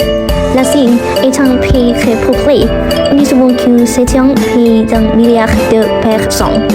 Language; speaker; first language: French; non-native, learner; Vietnamese